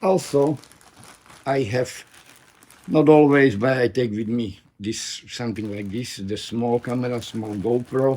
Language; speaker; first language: English; non-native, learner; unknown